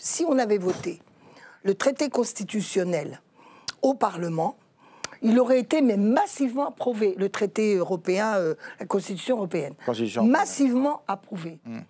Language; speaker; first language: French; native; French